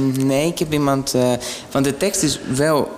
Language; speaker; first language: Dutch; non-native, fluent; Greek